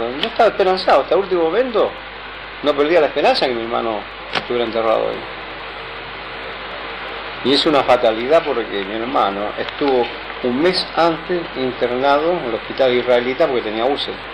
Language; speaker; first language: Spanish; native; Spanish